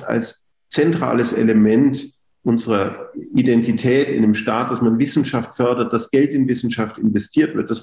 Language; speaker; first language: German; native; German